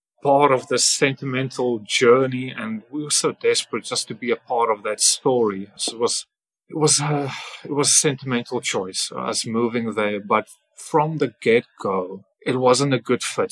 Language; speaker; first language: English; non-native, local second language; Afrikaans